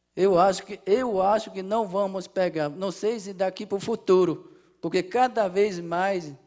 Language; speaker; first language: Portuguese; non-native, local second language; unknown